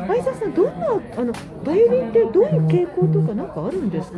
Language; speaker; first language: Japanese; native; Japanese